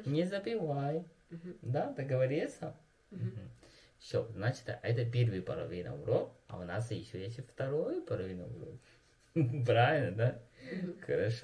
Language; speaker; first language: Russian; non-native, learner; Chinese